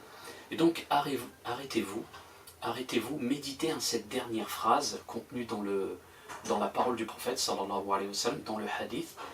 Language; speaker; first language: French; native; French